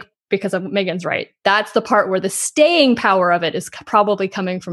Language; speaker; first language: English; native; English